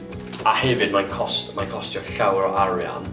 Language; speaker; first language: Welsh; non-native, local second language; English